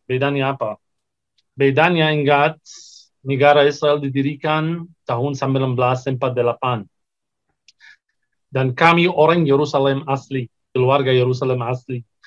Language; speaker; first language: Indonesian; non-native, fluent; Arabic